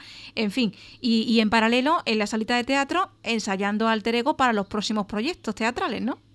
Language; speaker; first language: Spanish; native; Spanish